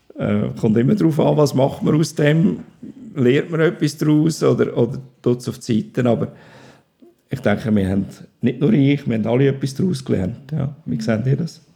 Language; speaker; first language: German; native; German